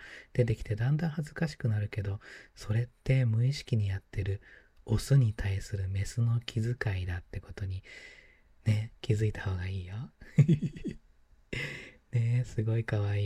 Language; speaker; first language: Japanese; native; Japanese